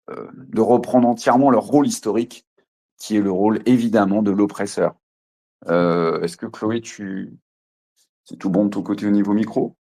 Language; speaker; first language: French; native; French